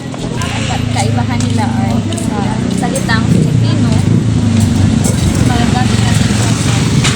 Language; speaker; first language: Filipino; non-native, local second language; Cebuano